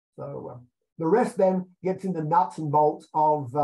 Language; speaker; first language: English; native; English